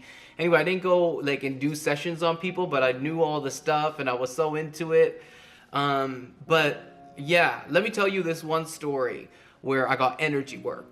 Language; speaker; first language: English; native; English